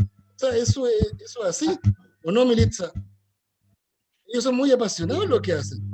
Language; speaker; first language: Spanish; native; Spanish